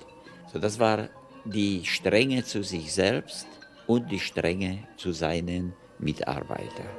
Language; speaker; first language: German; non-native, fluent; Czech